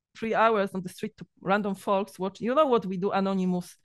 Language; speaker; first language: English; non-native, learner; Polish